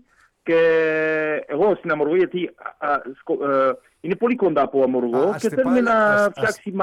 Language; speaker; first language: Greek; early bilingual, heritage; French